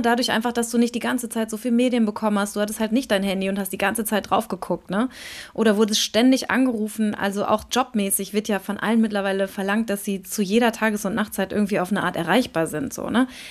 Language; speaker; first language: German; native; German